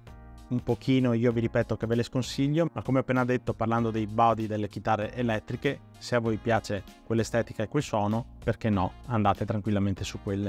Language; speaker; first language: Italian; native; Italian